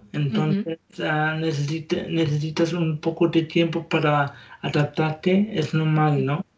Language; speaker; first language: Spanish; non-native, learner; German